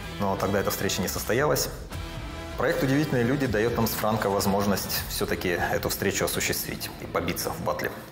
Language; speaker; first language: Russian; native; Russian